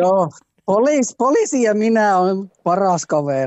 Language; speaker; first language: Finnish; early bilingual, heritage; Finnish